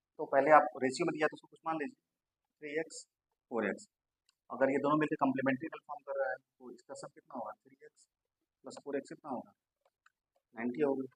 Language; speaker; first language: Hindi; native; Hindi